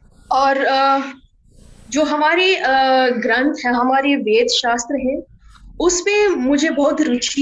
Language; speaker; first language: Hindi; non-native, fluent; English